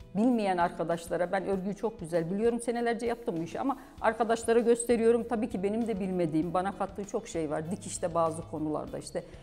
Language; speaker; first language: Turkish; native; Turkish